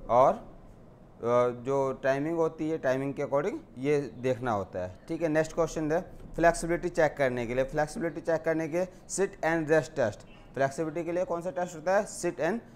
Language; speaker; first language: Hindi; native; Hindi